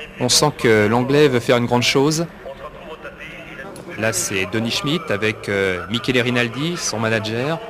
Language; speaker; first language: French; native; French